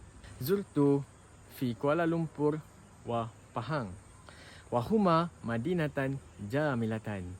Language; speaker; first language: Arabic; non-native, learner; Malay